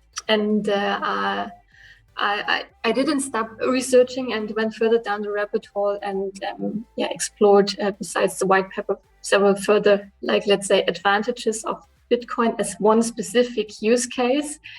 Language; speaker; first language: English; non-native, fluent; German